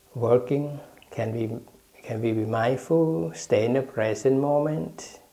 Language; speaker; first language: English; non-native, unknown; Thai